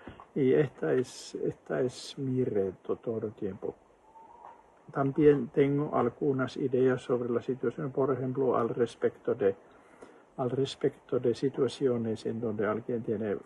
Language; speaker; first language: Spanish; non-native, fluent; Finnish